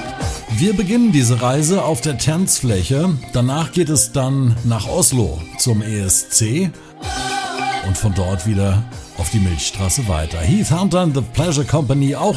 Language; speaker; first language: German; native; German